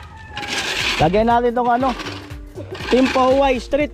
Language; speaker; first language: Filipino; native; Filipino